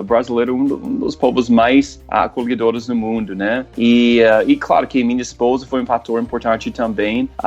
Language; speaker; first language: Portuguese; non-native, fluent; English